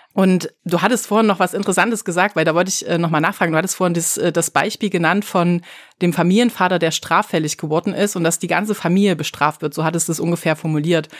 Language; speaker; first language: German; native; German